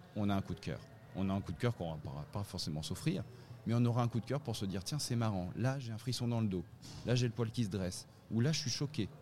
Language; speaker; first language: French; native; French